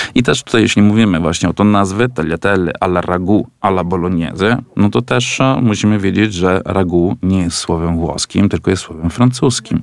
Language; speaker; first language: Polish; non-native, fluent; Italian